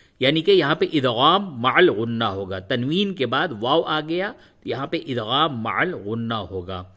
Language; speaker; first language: Urdu; native; Urdu